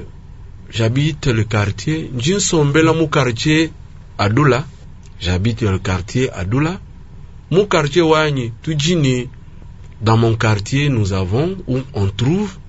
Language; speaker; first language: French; non-native, learner; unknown